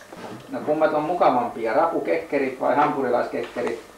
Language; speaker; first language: Finnish; native; Finnish